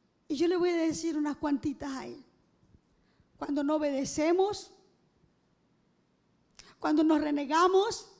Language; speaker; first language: Spanish; native; Spanish